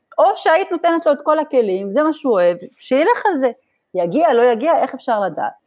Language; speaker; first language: Hebrew; native; Hebrew